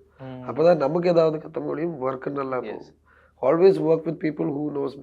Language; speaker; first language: Tamil; non-native, learner; Malayalam